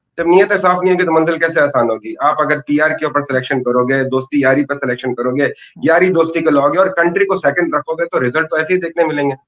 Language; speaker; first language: Urdu; native; Urdu